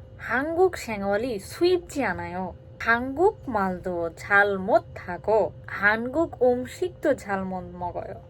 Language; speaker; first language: Korean; non-native, learner; Bangla